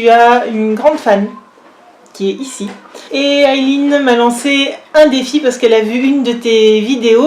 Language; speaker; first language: French; native; French